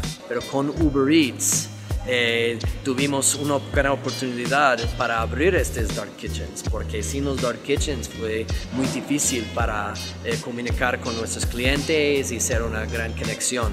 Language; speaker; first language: Spanish; non-native, fluent; English